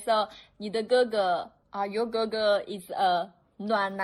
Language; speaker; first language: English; non-native, fluent; Chinese